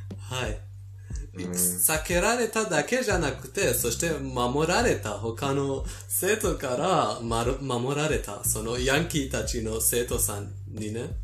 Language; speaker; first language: Japanese; non-native, fluent; Persian